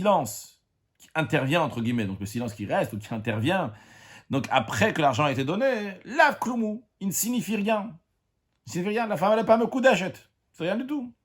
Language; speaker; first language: French; native; French